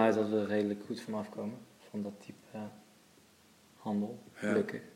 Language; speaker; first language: Dutch; native; Dutch